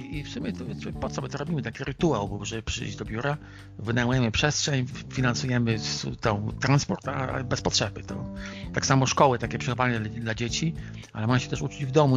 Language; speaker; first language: Polish; native; Polish